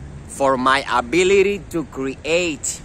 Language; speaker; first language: English; native; English